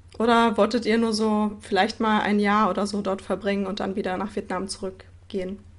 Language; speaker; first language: German; native; German